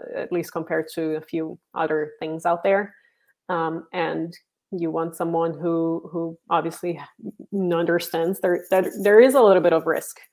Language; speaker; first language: English; non-native, fluent; Portuguese